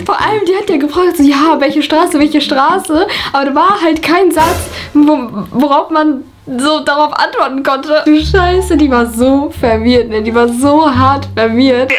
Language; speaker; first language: German; native; German